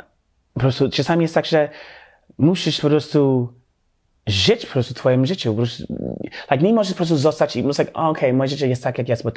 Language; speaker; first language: Polish; non-native, learner; English